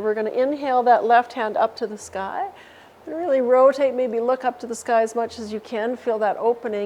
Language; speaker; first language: English; native; English